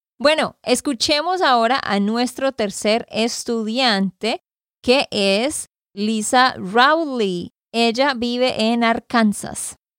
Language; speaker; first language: Spanish; native; Spanish